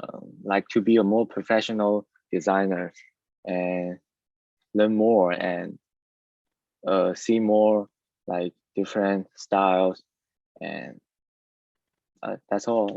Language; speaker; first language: English; non-native, learner; Chinese